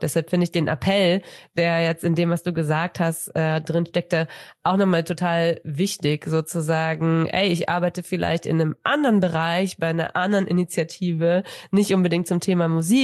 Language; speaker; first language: German; native; German